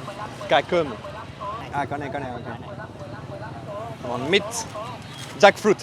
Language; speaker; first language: Vietnamese; non-native, learner; French